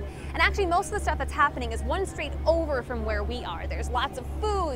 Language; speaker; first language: English; native; English